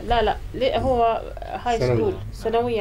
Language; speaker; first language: Arabic; native; Arabic